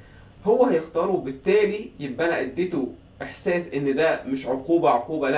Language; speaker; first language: Arabic; native; Arabic